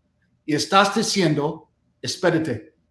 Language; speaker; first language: Spanish; non-native, fluent; English